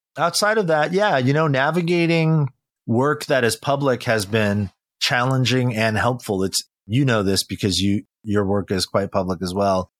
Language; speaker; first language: English; early bilingual, other home language; Korean